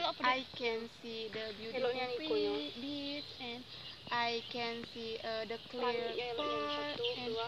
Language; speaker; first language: English; non-native, learner; Indonesian